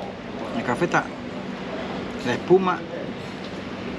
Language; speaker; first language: Spanish; native; Spanish